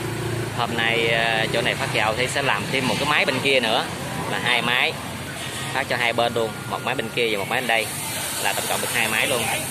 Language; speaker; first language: Vietnamese; native; Vietnamese